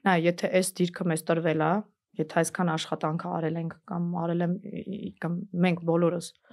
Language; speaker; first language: Armenian; early bilingual, heritage; Armenian